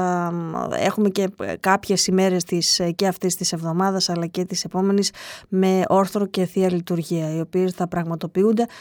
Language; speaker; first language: Greek; native; Greek